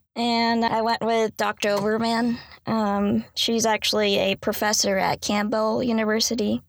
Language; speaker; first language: English; native; English